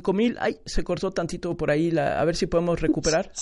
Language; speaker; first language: Spanish; native; Spanish